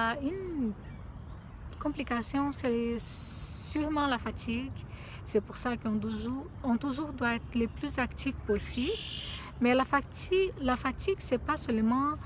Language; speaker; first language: French; non-native, fluent; Portuguese